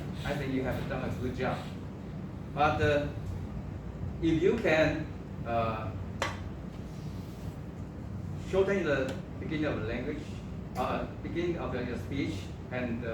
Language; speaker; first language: English; non-native, local second language; Chinese